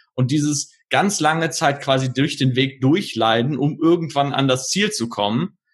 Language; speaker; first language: German; native; German